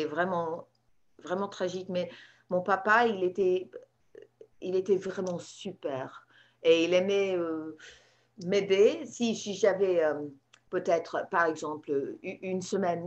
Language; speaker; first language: French; non-native, fluent; English